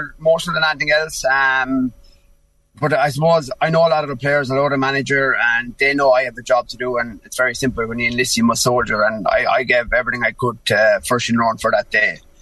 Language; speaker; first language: English; native; English